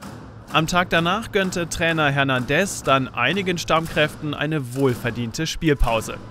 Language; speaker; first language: German; native; German